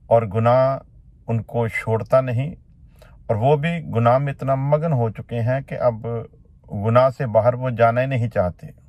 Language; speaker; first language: Hindi; non-native, local second language; Punjabi